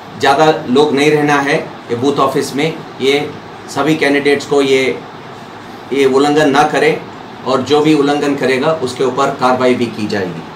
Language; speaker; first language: Hindi; non-native, local second language; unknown